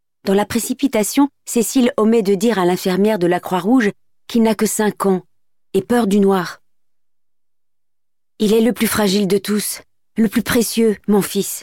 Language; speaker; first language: French; native; French